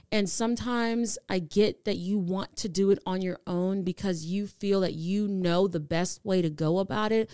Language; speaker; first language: English; native; English